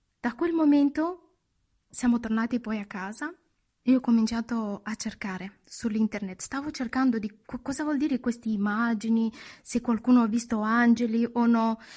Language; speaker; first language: Italian; non-native, fluent; Romanian